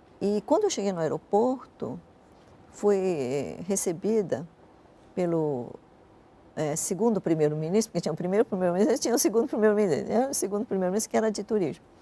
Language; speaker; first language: Portuguese; early bilingual, other home language; Japanese